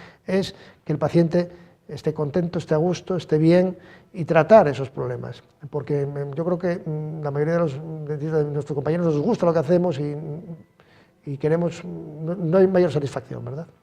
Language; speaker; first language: Spanish; native; Spanish